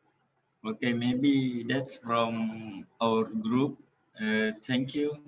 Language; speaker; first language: English; non-native, learner; Indonesian